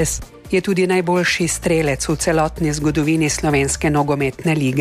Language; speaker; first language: Slovenian; native; Slovenian